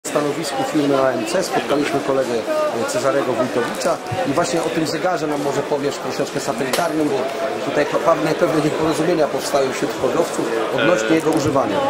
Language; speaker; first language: Polish; native; Polish